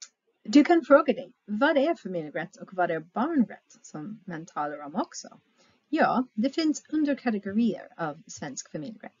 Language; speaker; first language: Swedish; non-native, fluent; English